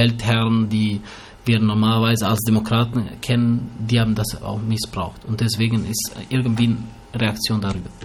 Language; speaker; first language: German; early bilingual, other home language; Albanian